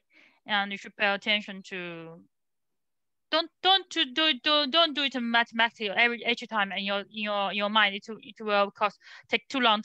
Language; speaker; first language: English; non-native, learner; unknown